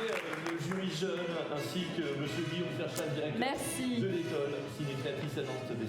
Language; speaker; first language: French; native; French